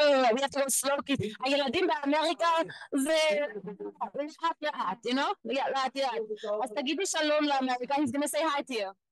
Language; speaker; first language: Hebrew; non-native, fluent; English